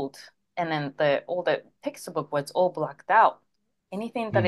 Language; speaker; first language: English; non-native, fluent; Japanese